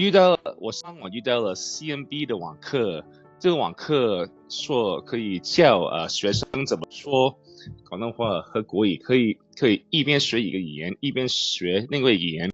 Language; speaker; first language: Chinese; non-native, learner; English